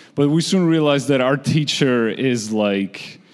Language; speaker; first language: English; early bilingual, other home language; Georgian